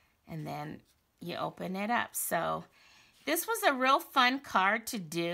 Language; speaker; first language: English; native; English